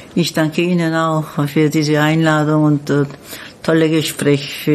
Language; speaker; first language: German; non-native, fluent; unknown